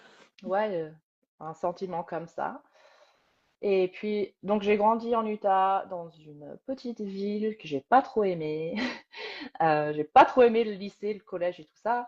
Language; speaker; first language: French; native; French